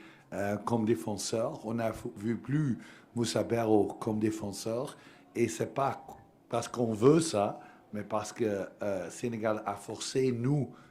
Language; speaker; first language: French; non-native, learner; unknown